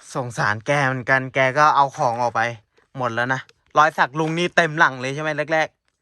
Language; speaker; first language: Thai; non-native, local second language; S'gaw Karen